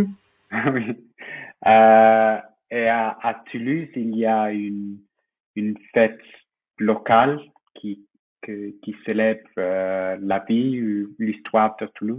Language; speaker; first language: French; non-native, fluent; English